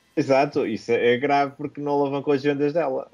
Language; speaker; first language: Portuguese; native; Portuguese